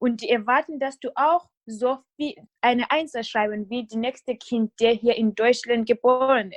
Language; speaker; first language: German; non-native, fluent; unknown